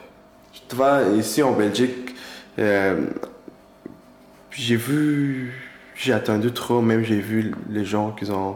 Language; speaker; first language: French; non-native, learner; Persian